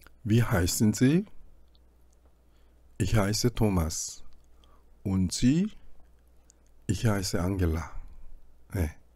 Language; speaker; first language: German; non-native, fluent; Korean